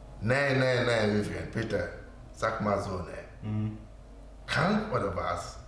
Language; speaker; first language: German; non-native, learner; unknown